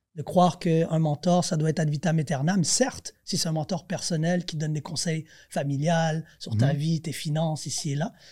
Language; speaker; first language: French; native; French